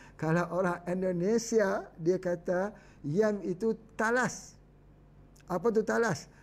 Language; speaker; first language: Malay; native; Malay